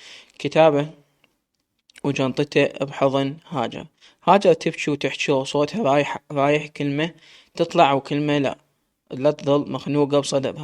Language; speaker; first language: Arabic; native; Arabic